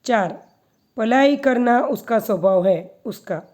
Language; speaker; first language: Hindi; non-native, local second language; Gujarati